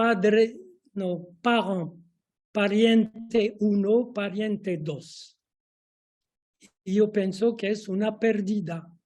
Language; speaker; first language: Spanish; non-native, fluent; French